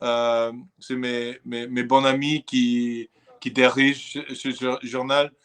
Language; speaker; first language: French; non-native, fluent; English